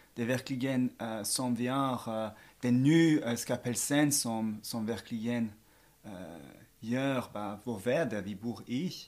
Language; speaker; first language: Swedish; non-native, fluent; French